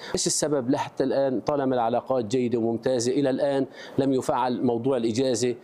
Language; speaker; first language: Arabic; native; Arabic